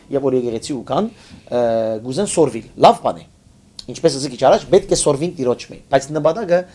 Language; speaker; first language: Armenian; native; Armenian